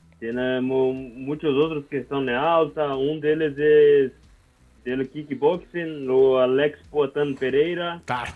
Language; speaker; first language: Spanish; non-native, learner; Portuguese